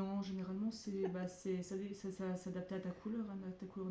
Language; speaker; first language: French; native; French